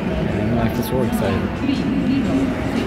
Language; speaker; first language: English; non-native, learner; Turkish